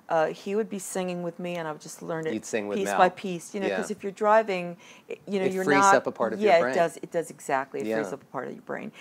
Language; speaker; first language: English; native; English